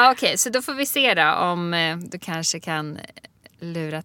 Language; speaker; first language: Swedish; native; Swedish